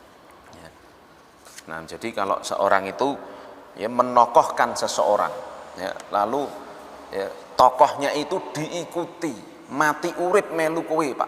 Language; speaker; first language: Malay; non-native, local second language; Javanese